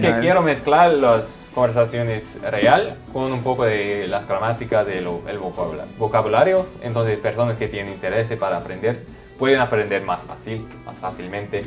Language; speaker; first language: Spanish; non-native, fluent; English